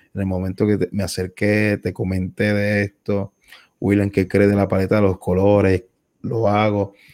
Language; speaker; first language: Spanish; native; Spanish